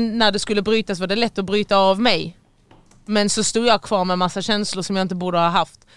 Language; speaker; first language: Swedish; native; Swedish